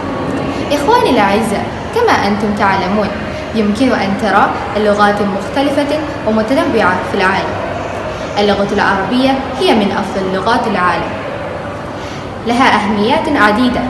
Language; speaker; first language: Arabic; non-native, learner; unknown